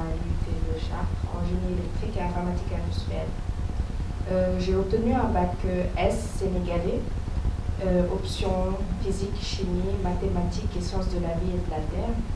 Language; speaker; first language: French; non-native, local second language; Wolof